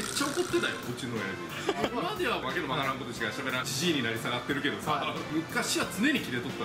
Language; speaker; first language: Japanese; native; Japanese